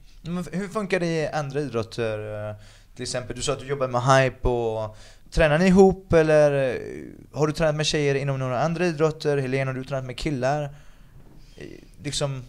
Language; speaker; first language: Swedish; native; Swedish